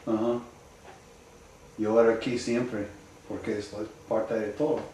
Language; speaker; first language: Spanish; non-native, learner; English